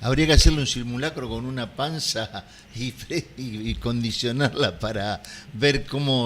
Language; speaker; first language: Spanish; native; Spanish